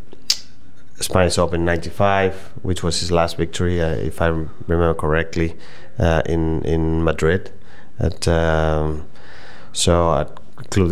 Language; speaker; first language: English; non-native, fluent; Spanish